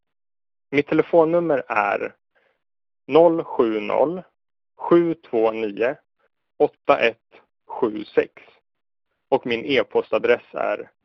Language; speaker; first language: Swedish; native; Swedish